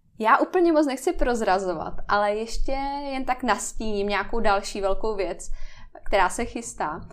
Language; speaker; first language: Czech; native; Czech